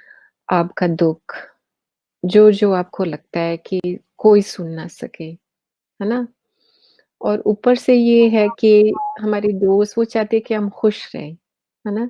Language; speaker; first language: Hindi; early bilingual, heritage; English